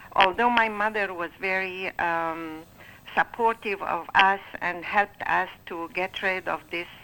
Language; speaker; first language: English; non-native, fluent; Arabic